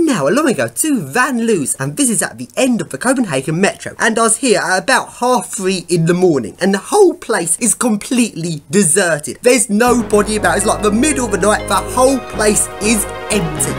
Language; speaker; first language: English; native; English